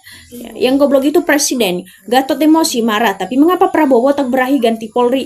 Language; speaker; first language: Indonesian; native; Indonesian